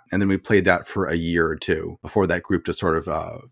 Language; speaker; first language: English; native; English